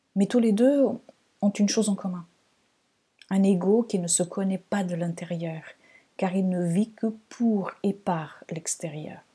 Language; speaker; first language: French; non-native, fluent; Portuguese